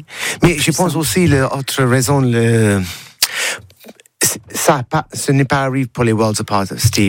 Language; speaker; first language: French; non-native, learner; English